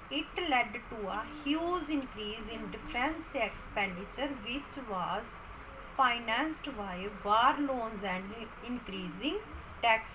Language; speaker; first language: English; non-native, local second language; Hindi